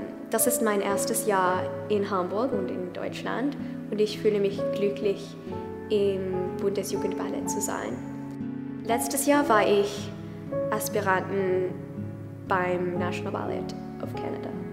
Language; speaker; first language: German; non-native, learner; English